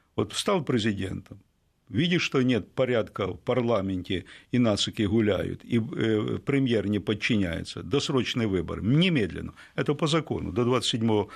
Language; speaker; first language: Russian; native; Russian